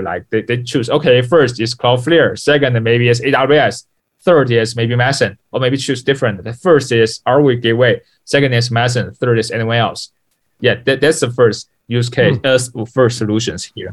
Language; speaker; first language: English; non-native, fluent; Chinese